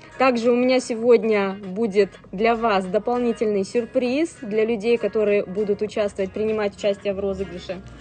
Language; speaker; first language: Russian; native; Russian